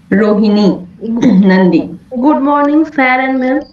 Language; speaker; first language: Hindi; non-native, local second language; Bangla